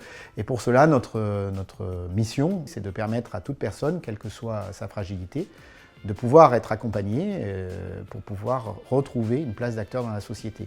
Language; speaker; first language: French; native; French